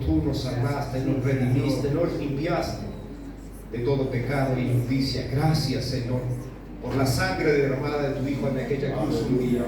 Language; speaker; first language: Spanish; native; Spanish